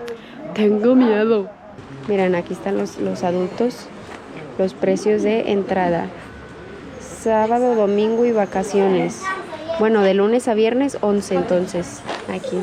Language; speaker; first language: Spanish; native; Spanish